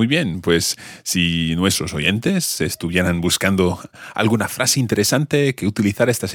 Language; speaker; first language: Spanish; non-native, fluent; English